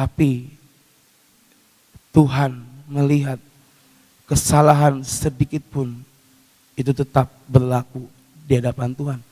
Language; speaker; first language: Indonesian; native; Indonesian